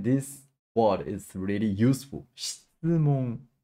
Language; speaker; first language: English; non-native, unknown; Japanese